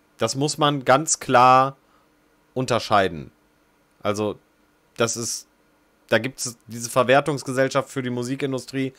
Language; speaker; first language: German; native; German